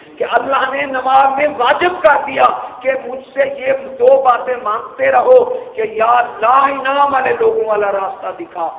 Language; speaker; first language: Urdu; non-native, local second language; Punjabi